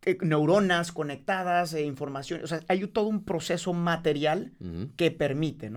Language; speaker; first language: Spanish; native; Spanish